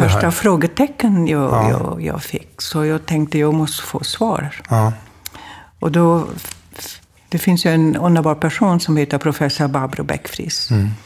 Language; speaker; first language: Swedish; non-native, fluent; German